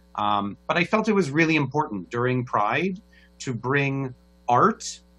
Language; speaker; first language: English; native; English